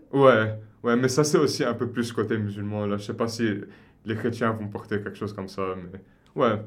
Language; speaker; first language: French; non-native, local second language; Arabic